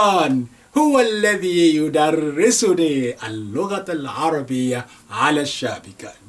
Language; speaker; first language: Arabic; non-native, fluent; Yoruba